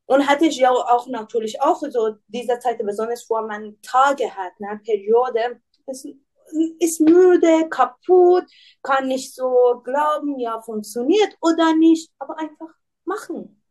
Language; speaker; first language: German; non-native, learner; Persian